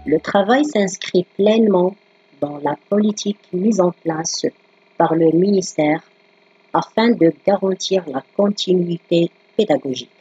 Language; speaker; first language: French; non-native, local second language; Arabic